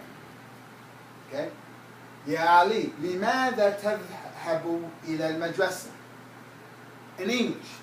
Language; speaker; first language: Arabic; non-native, fluent; English